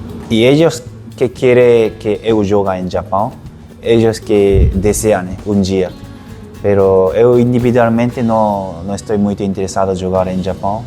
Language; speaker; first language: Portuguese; non-native, learner; Japanese